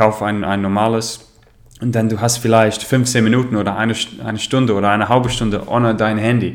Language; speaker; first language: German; non-native, learner; English